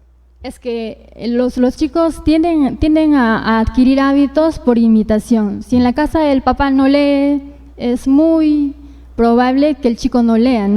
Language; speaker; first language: Spanish; native; Spanish